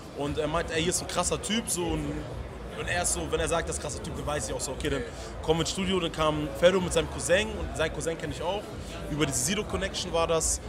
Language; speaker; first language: German; early bilingual, other home language; Portuguese